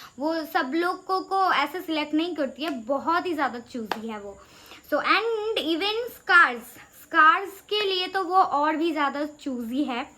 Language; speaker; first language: Hindi; non-native, local second language; Bangla